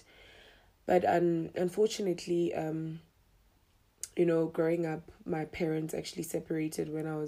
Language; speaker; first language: English; non-native, local second language; Tswana